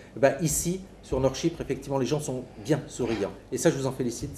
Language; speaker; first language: French; native; French